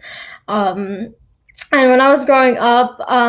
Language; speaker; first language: English; early bilingual, other home language; Nepali